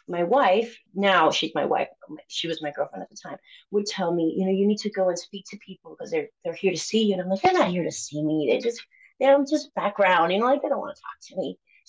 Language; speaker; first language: English; early bilingual, other home language; Spanish